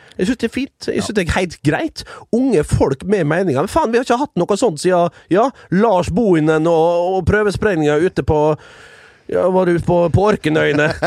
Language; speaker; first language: Norwegian; early bilingual, other home language; Dutch